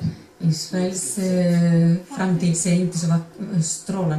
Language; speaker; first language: Swedish; non-native, fluent; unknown